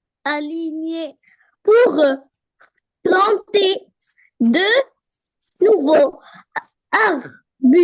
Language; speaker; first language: French; non-native, learner; Arabic